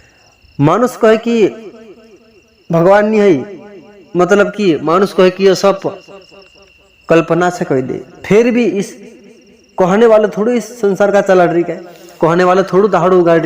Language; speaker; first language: Hindi; non-native, local second language; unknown